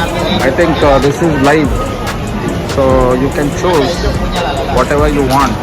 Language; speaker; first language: English; non-native, local second language; Kannada